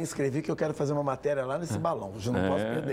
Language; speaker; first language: Portuguese; native; Portuguese